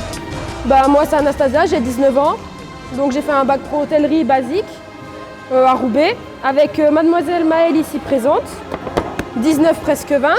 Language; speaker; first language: French; native; French